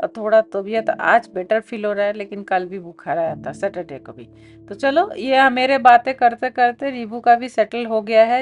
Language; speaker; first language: Hindi; non-native, local second language; Bangla